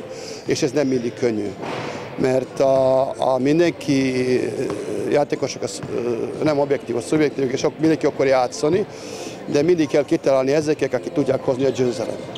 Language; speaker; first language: Hungarian; non-native, learner; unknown